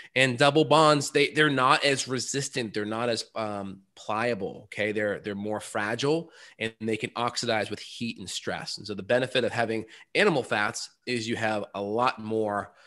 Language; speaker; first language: English; native; English